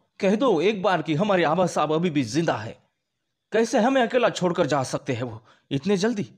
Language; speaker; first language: Hindi; non-native, local second language; Marathi